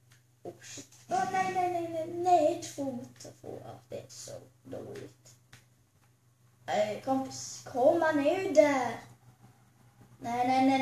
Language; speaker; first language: Swedish; early bilingual, other home language; Albanian